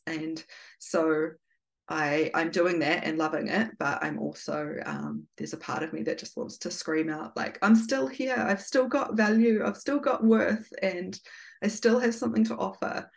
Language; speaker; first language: English; native; English